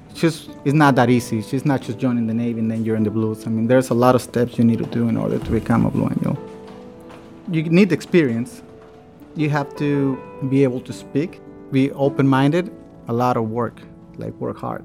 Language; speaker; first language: English; non-native, fluent; Spanish